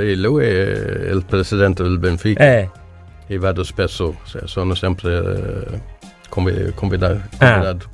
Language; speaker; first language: Italian; non-native, learner; Swedish